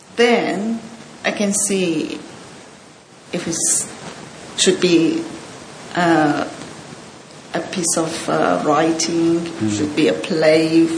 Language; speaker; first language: English; non-native, learner; Persian